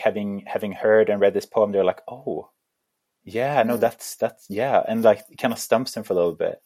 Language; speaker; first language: English; non-native, fluent; Swedish